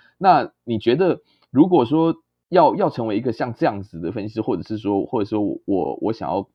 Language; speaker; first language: Chinese; native; Chinese